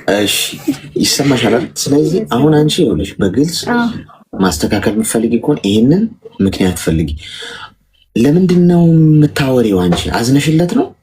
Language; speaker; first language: Amharic; native; Amharic